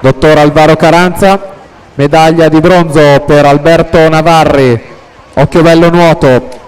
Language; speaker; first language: Italian; native; Italian